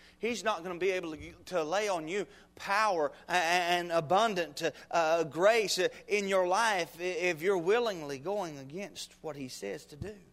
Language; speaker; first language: English; native; English